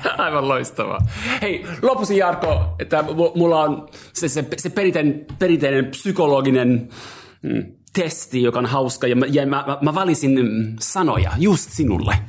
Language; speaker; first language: Finnish; non-native, fluent; English